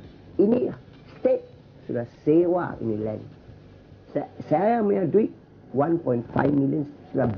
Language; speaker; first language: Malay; non-native, local second language; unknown